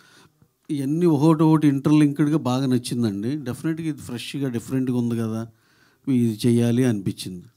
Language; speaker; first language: Telugu; native; Telugu